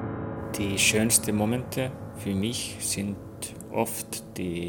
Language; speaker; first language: German; non-native, fluent; Finnish